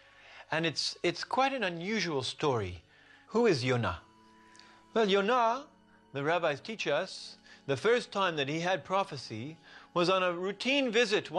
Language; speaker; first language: English; native; English